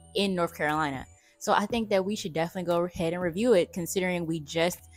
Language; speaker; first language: English; native; English